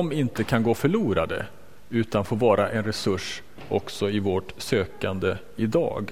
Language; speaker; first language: Swedish; native; Swedish